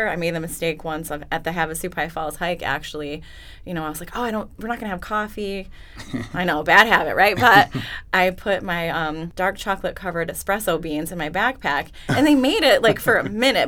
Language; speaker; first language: English; native; English